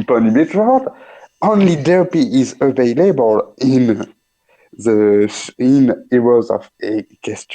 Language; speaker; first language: English; non-native, learner; French